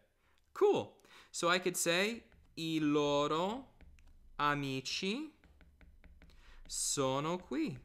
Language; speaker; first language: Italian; non-native, fluent; English